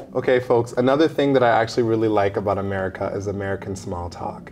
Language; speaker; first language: English; native; English